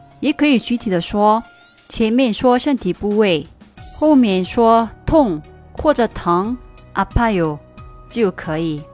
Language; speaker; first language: Chinese; non-native, fluent; Korean